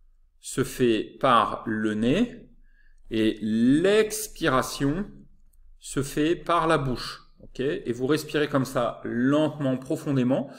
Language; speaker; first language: French; native; French